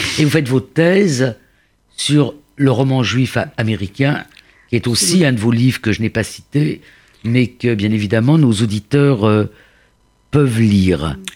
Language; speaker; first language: French; native; French